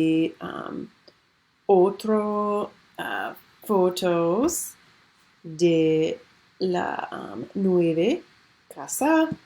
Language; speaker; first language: Spanish; non-native, learner; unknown